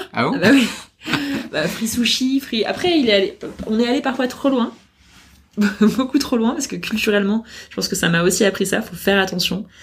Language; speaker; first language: French; native; French